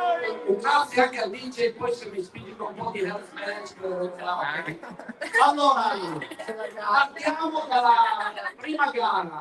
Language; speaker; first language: Italian; native; Italian